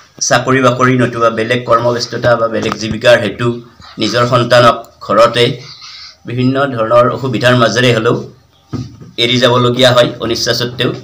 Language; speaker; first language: Assamese; native; Assamese